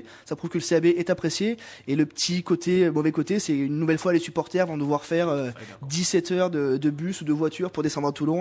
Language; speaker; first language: French; native; French